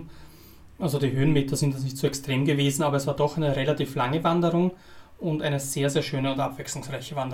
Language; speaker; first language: German; native; German